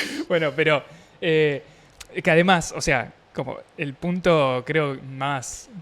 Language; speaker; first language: Spanish; native; Spanish